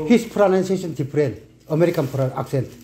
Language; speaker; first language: English; non-native, learner; Korean